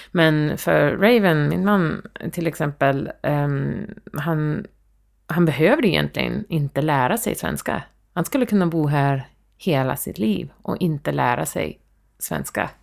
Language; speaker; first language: Swedish; early bilingual, heritage; Swedish